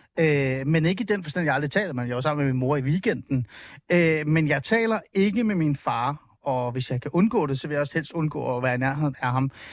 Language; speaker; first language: Danish; early bilingual, other home language; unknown